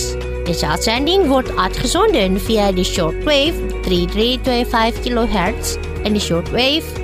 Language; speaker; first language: Dutch; non-native, fluent; Indonesian